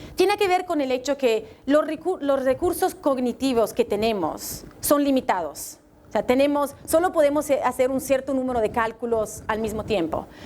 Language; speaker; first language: Spanish; non-native, fluent; Italian